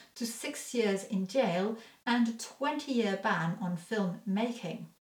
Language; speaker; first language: English; non-native, fluent; French